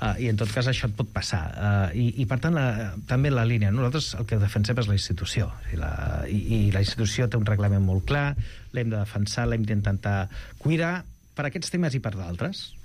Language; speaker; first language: Catalan; non-native, local second language; Spanish